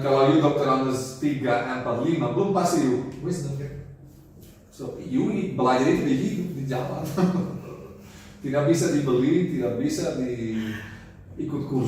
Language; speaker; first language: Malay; non-native, fluent; Dutch